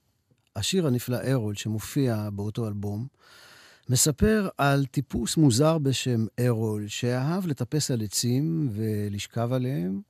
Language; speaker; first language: Hebrew; native; Hebrew